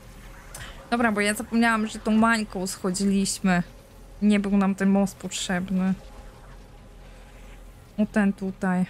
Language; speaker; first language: Polish; native; Polish